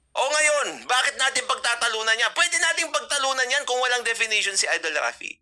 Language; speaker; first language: Filipino; non-native, local second language; Iloko